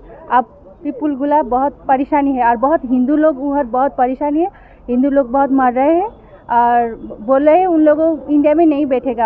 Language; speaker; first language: Hindi; non-native, learner; Nepali